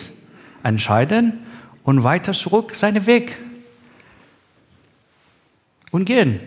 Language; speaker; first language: German; non-native, learner; Persian